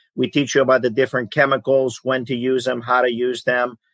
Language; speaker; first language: English; early bilingual, other home language; Greek